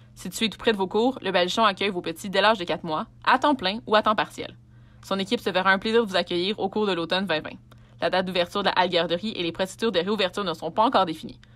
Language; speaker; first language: French; native; French